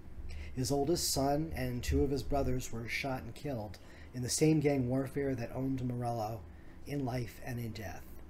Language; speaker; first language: English; native; English